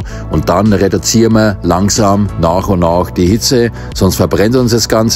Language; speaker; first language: German; native; German